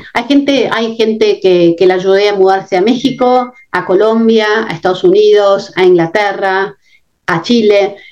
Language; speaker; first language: Spanish; native; Spanish